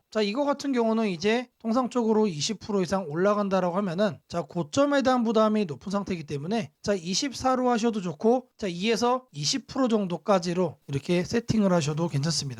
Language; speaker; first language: Korean; native; Korean